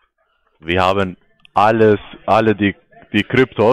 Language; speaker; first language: German; non-native, learner; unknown